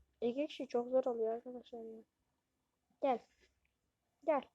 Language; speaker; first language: Turkish; native; Turkish